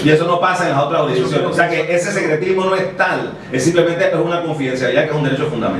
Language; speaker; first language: Spanish; native; Spanish